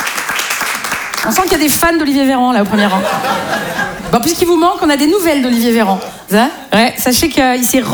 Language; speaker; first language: French; native; French